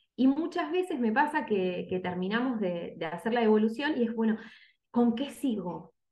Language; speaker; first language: Spanish; native; Spanish